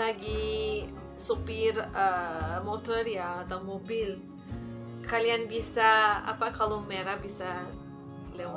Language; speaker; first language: Indonesian; non-native, fluent; English